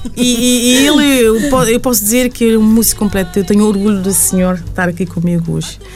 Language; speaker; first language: Portuguese; non-native, local second language; Kabuverdianu